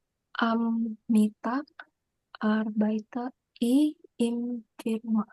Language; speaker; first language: German; non-native, learner; Indonesian